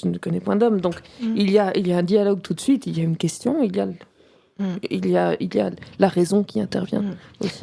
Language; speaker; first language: French; native; French